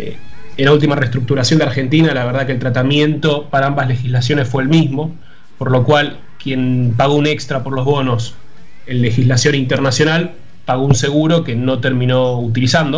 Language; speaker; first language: Spanish; native; Spanish